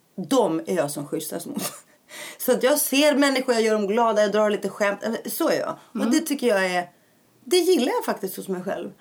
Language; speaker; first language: Swedish; early bilingual, other home language; Greek